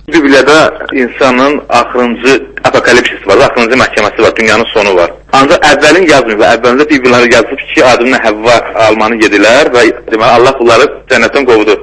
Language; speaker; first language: Azerbaijani; native; Azerbaijani